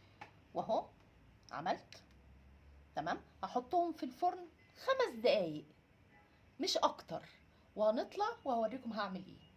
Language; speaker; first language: Arabic; native; Arabic